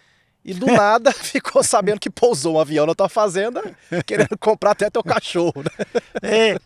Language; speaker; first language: Portuguese; native; Portuguese